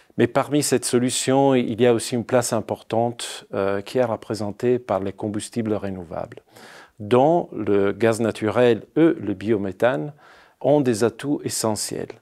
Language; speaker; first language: French; non-native, fluent; Italian